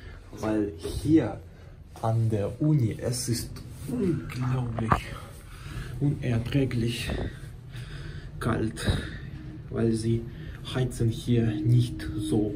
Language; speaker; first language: German; non-native, learner; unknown